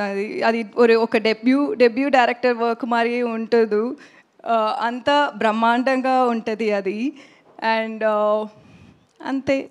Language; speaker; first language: Telugu; non-native, learner; Tamil